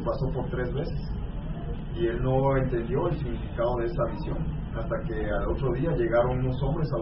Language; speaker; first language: Spanish; native; Spanish